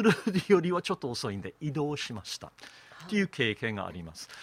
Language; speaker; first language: Japanese; non-native, fluent; English